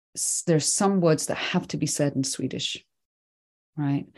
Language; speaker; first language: English; early bilingual, other home language; Swedish